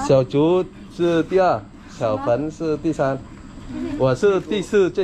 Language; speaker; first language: Chinese; non-native, learner; Vietnamese